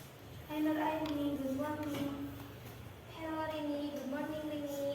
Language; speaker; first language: English; non-native, learner; Indonesian